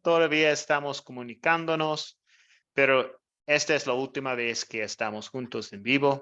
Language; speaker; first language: Spanish; non-native, fluent; English